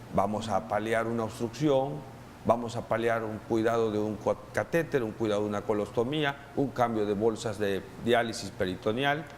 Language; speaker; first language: Spanish; native; Spanish